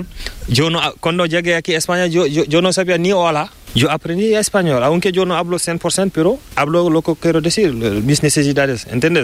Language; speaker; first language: Spanish; non-native, learner; Fula